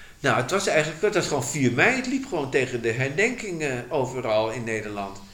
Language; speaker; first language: Dutch; native; Dutch